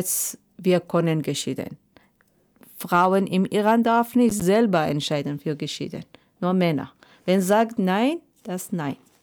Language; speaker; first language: German; non-native, learner; Persian